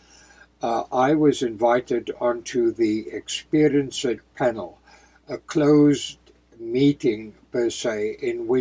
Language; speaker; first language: English; native; English